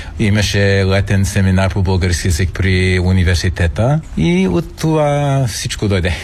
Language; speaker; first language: Bulgarian; non-native, fluent; English